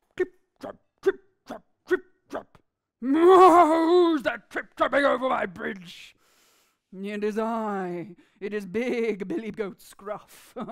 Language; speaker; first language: English; native; English